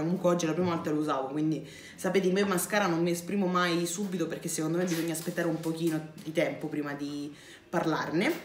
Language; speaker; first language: Italian; native; Italian